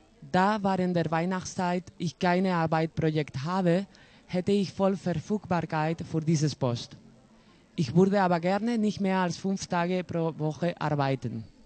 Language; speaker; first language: German; non-native, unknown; Spanish